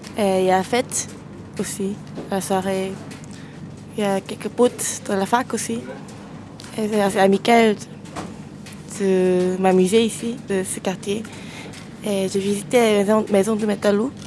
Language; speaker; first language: French; non-native, learner; Korean